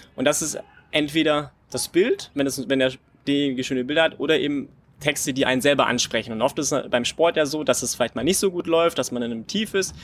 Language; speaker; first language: German; native; German